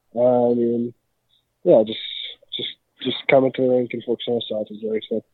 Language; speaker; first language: English; native; English